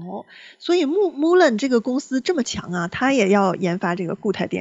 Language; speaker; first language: Chinese; native; Chinese